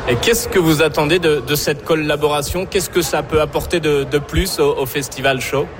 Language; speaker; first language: French; native; French